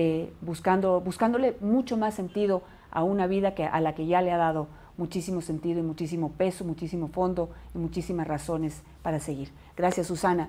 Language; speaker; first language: Spanish; native; Spanish